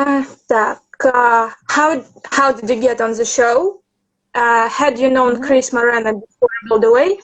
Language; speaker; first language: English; non-native, learner; Russian